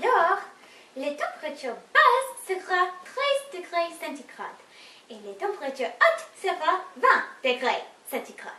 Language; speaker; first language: French; non-native, learner; English